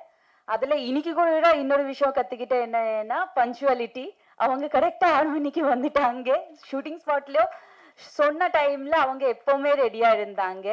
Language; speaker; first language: Tamil; non-native, fluent; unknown